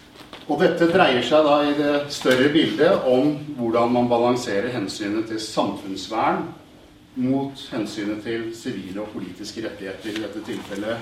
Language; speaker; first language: Norwegian; native; Norwegian